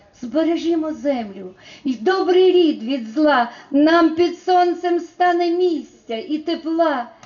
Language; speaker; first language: Ukrainian; native; Ukrainian